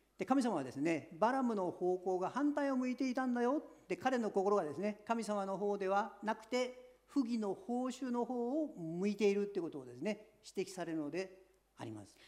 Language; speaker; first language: Japanese; native; Japanese